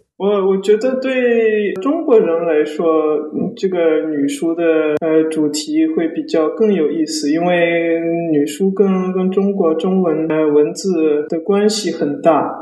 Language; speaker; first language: Chinese; early bilingual, heritage; Chinese